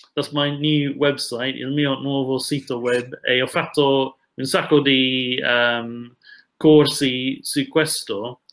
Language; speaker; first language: Italian; non-native, fluent; English